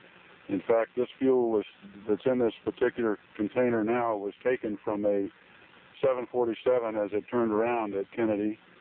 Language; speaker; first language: English; native; English